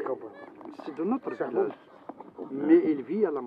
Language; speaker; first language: French; non-native, local second language; Arabic